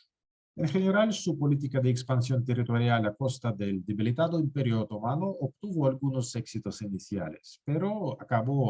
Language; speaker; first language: Spanish; non-native, fluent; Russian